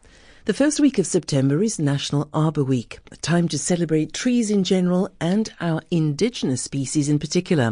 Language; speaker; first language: English; native; English